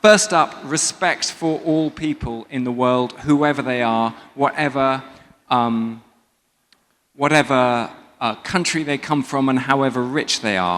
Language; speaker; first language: English; native; English